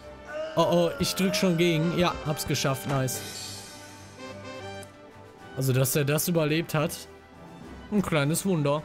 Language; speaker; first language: German; native; German